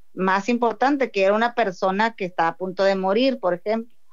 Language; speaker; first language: Spanish; native; Spanish